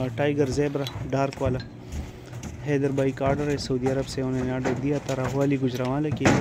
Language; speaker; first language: Urdu; non-native, local second language; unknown